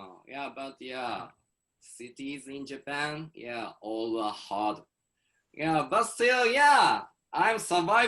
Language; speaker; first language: English; non-native, learner; Japanese